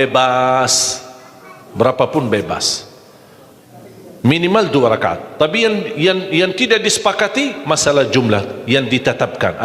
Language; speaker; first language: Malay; non-native, fluent; Arabic